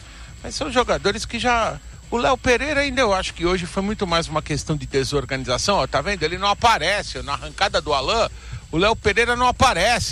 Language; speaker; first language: Portuguese; native; Portuguese